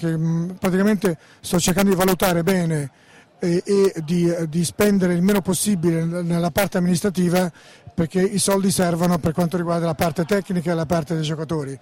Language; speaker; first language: Italian; early bilingual, heritage; Italian